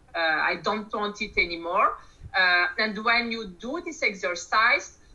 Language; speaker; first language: English; non-native, learner; Malagasy